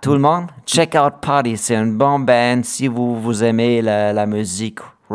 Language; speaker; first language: French; non-native, learner; German